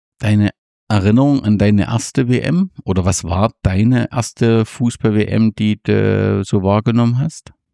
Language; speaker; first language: German; native; German